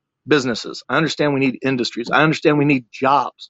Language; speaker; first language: English; native; English